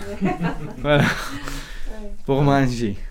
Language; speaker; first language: French; non-native, learner; Kurdish